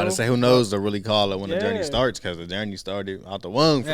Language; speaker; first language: English; native; English